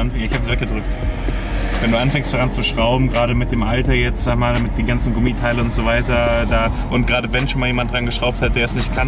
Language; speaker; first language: German; native; German